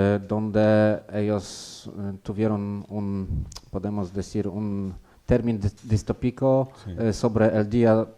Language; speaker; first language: Spanish; non-native, learner; Polish